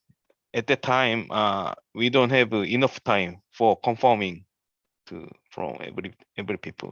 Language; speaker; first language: English; non-native, learner; Korean